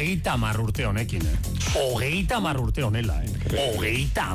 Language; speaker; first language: Basque; native; Basque